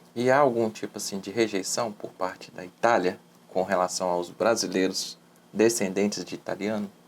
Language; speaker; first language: Portuguese; native; Portuguese